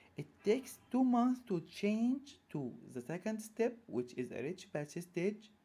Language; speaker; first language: English; non-native, fluent; Arabic